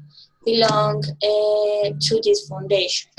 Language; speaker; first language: English; non-native, learner; Spanish